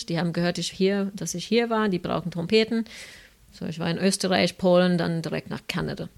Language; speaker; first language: German; non-native, fluent; English